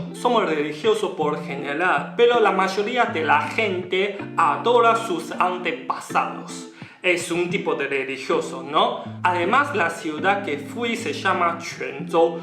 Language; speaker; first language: Spanish; non-native, learner; Chinese